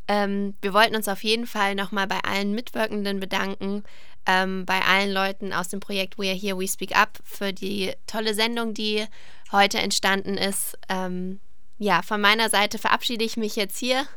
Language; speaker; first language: German; native; German